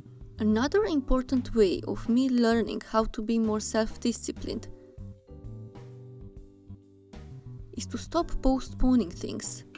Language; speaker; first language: English; non-native, fluent; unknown